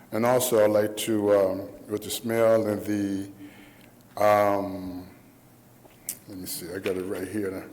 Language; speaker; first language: English; native; English